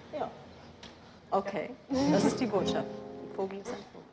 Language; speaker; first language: German; native; German